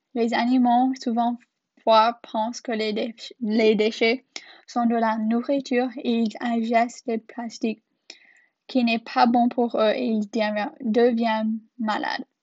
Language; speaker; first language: French; non-native, learner; English